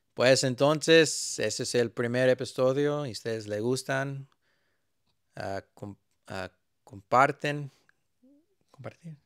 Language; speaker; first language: Spanish; early bilingual, heritage; Spanish